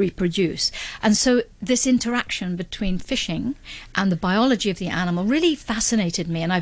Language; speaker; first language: English; native; English